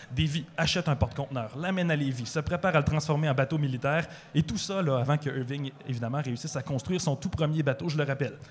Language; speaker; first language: French; native; French